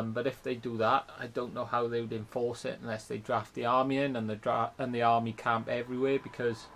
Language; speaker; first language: English; native; English